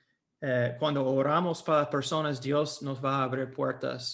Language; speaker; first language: Spanish; non-native, fluent; English